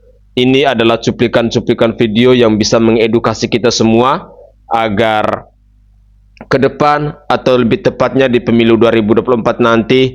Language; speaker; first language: Indonesian; native; Indonesian